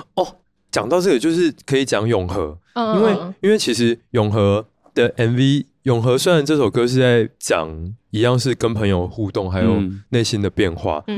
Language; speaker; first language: Chinese; native; Chinese